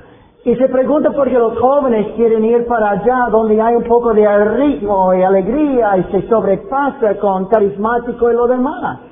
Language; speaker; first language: Spanish; non-native, fluent; English